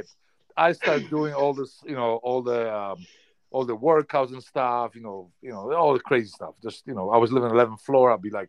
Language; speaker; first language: English; non-native, fluent; Polish